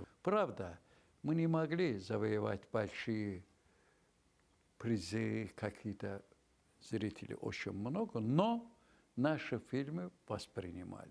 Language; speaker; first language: Russian; non-native, local second language; Azerbaijani